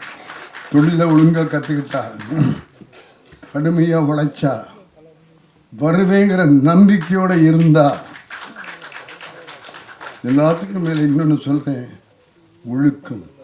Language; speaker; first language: Tamil; native; Tamil